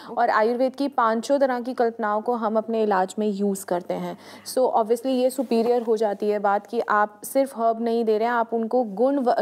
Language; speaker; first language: Hindi; native; Hindi